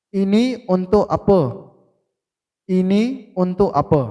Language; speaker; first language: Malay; non-native, fluent; Burmese